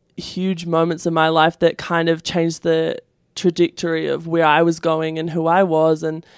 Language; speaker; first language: English; native; English